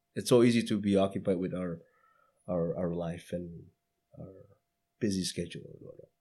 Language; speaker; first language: English; non-native, fluent; Indonesian